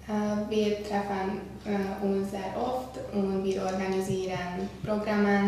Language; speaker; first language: German; non-native, learner; Hungarian